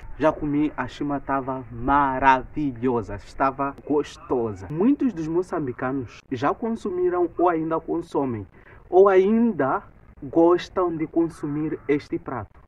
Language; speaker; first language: Portuguese; non-native, local second language; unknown